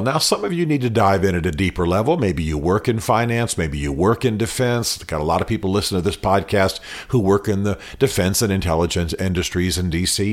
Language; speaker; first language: English; native; English